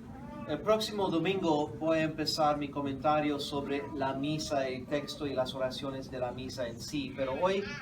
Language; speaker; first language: Spanish; non-native, fluent; English